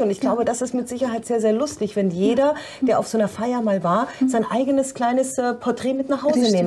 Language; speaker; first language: German; native; German